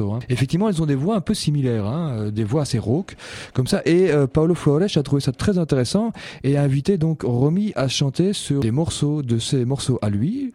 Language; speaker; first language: French; native; French